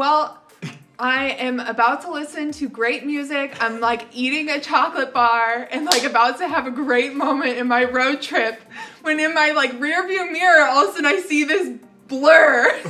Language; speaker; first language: English; native; English